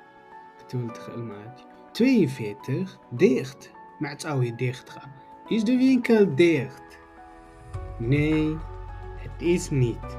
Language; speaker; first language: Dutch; non-native, learner; Tigrinya